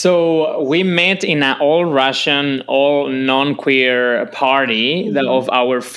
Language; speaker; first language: English; non-native, fluent; Spanish